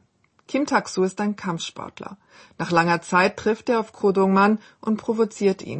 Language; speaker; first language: German; non-native, fluent; Korean